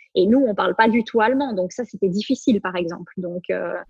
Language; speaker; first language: French; native; French